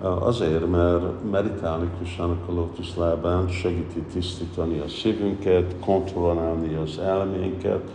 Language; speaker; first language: Hungarian; early bilingual, heritage; Hungarian